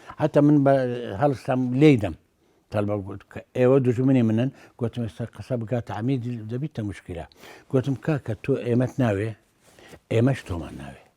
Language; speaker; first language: Central Kurdish; non-native, local second language; Azerbaijani